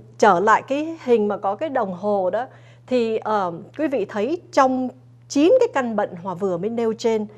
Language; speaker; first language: Vietnamese; early bilingual, other home language; English